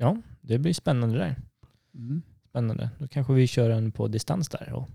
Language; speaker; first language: Swedish; native; Swedish